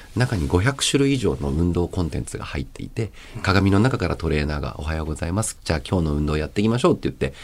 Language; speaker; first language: Japanese; early bilingual, other home language; Chinese